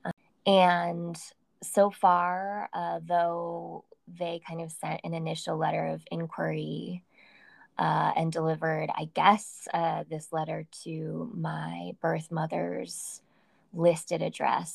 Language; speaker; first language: English; native; English